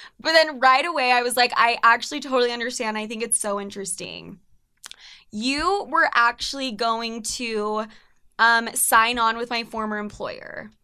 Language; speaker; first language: English; native; English